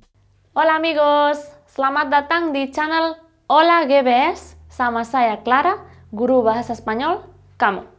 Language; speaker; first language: Indonesian; non-native, fluent; Spanish